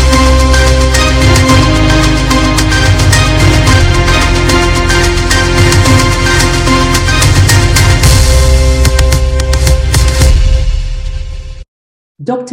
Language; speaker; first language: English; non-native, local second language; Shona